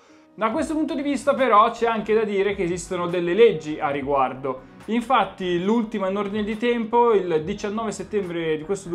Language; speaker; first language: Italian; native; Italian